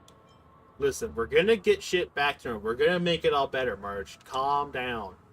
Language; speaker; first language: English; native; English